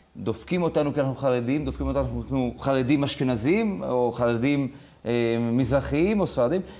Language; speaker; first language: Hebrew; native; Hebrew